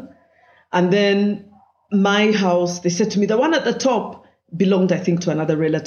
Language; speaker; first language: English; non-native, local second language; Ganda